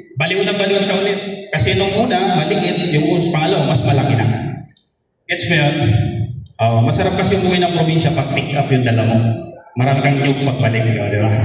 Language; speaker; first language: Filipino; non-native, local second language; Bikol